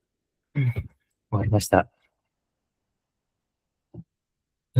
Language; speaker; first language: Japanese; non-native, fluent; Indonesian